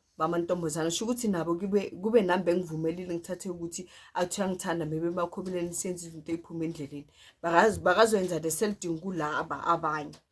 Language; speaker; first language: Zulu; non-native, local second language; Tsonga